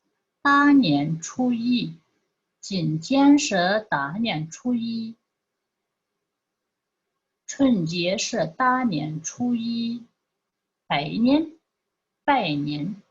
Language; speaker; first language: Chinese; non-native, fluent; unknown